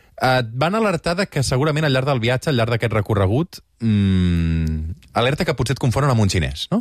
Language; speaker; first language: Catalan; native; Catalan